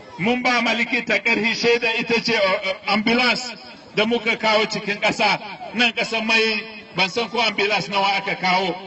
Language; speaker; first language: Hausa; non-native, local second language; Arabic